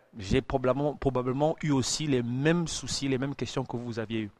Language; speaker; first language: French; non-native, fluent; English